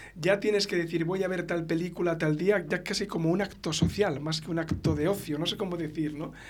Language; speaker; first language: Spanish; native; Spanish